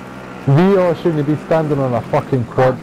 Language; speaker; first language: English; native; English